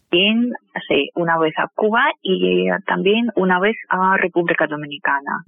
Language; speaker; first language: Spanish; non-native, fluent; Russian